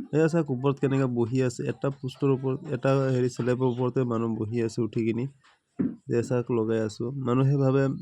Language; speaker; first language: Assamese; non-native, local second language; Bangla